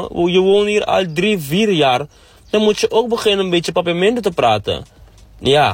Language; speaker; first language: Dutch; non-native, local second language; Papiamento